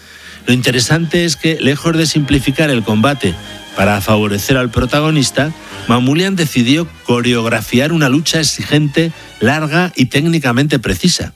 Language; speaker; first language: Spanish; native; Spanish